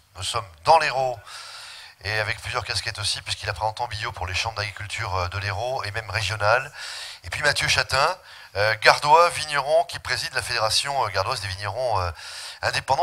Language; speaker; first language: French; native; French